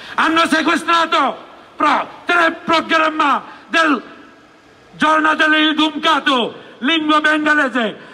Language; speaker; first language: Italian; non-native, learner; Bangla